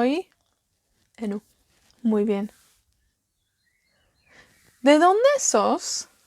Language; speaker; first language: Spanish; non-native, fluent; Welsh